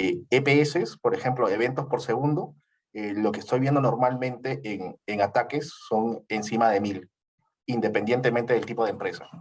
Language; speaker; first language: Spanish; native; Spanish